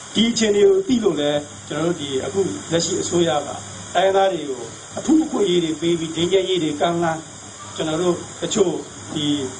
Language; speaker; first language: Burmese; non-native, local second language; Tedim Chin